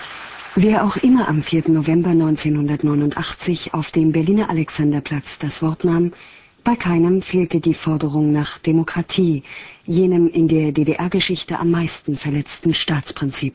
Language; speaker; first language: German; native; German